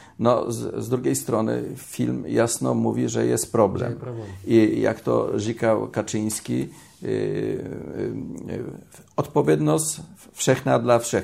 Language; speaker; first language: Czech; non-native, learner; Polish